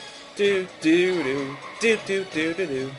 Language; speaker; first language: English; native; English